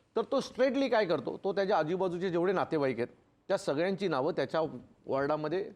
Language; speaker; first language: Marathi; native; Marathi